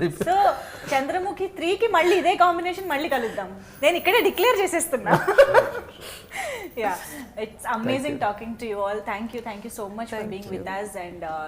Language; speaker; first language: Telugu; native; Telugu